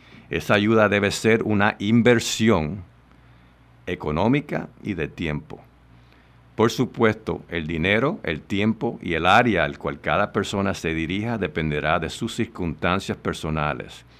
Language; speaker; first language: Spanish; native; Spanish